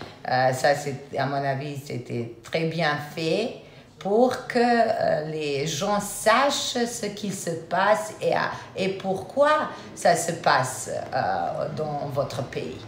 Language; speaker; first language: French; non-native, fluent; Serbian